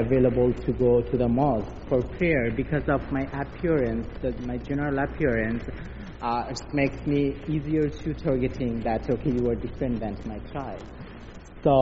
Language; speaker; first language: English; non-native, local second language; Bangla